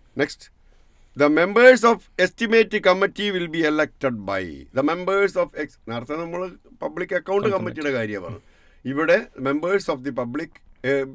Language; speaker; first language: English; non-native, local second language; Malayalam